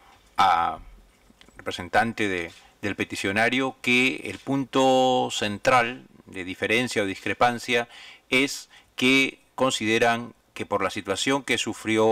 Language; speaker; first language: Spanish; native; Spanish